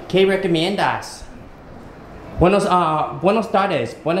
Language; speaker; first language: Spanish; non-native, learner; English